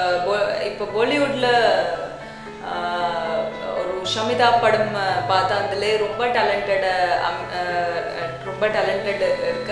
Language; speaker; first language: Tamil; non-native, learner; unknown